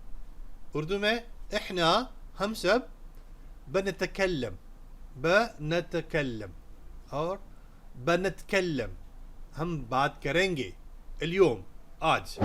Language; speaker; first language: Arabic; non-native, fluent; Urdu